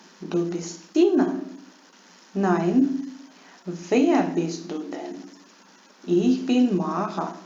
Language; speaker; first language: German; non-native, fluent; Ukrainian